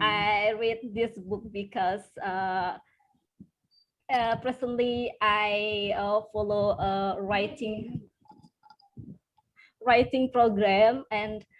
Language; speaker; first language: English; non-native, fluent; Indonesian